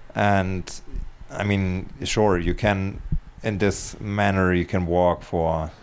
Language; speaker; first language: English; non-native, fluent; German